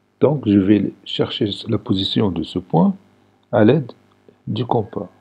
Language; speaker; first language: French; non-native, local second language; Arabic